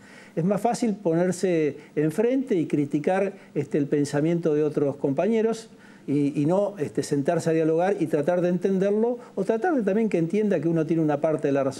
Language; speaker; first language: Spanish; native; Spanish